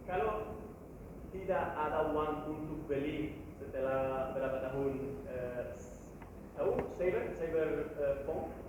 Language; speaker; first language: Indonesian; non-native, learner; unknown